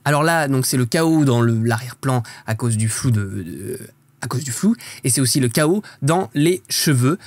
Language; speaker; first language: French; native; French